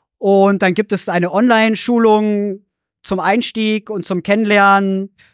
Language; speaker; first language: German; native; German